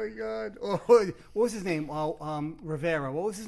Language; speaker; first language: English; native; English